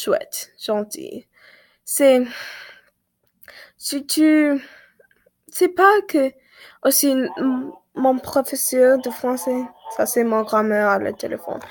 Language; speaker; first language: French; non-native, learner; English